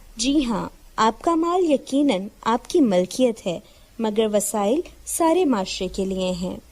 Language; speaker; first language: Urdu; native; Urdu